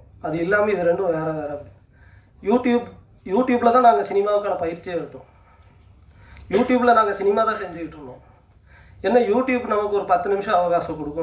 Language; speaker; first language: Tamil; native; Tamil